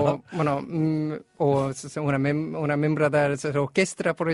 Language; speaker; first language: Catalan; non-native, learner; Korean